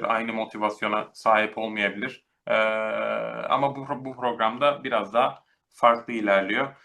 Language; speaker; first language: Turkish; native; Turkish